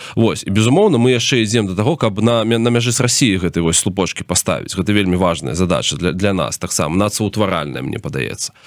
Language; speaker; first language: Belarusian; non-native, local second language; Russian